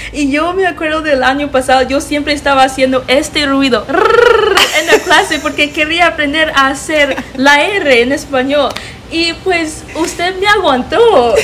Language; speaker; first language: Spanish; non-native, fluent; English